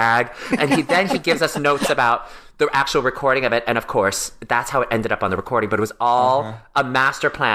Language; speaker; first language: English; native; English